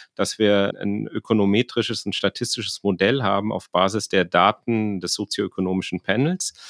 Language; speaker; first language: German; native; German